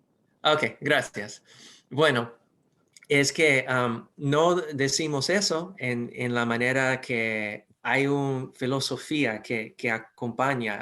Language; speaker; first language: Spanish; non-native, fluent; English